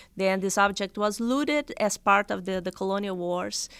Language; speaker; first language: English; non-native, fluent; Portuguese